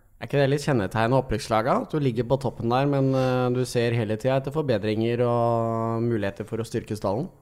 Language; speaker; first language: Norwegian; native; Norwegian